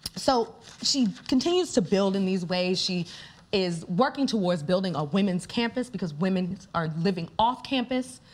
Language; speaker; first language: English; native; English